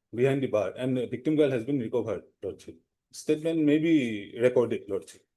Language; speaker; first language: English; non-native, local second language; Assamese